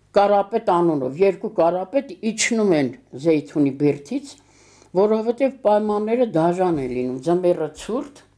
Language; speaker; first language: Armenian; native; Armenian